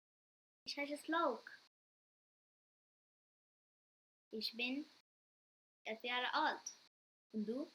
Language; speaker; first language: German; non-native, learner; English